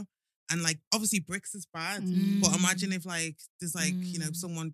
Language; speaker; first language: English; native; English